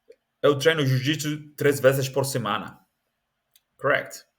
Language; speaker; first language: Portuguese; non-native, learner; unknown